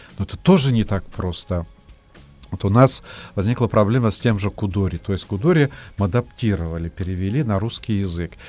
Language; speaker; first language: Russian; non-native, local second language; Tatar